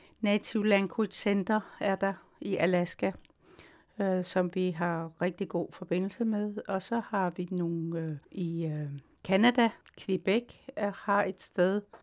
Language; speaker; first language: Danish; non-native, local second language; Kalaallisut